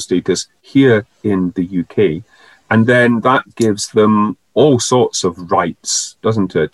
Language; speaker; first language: English; native; English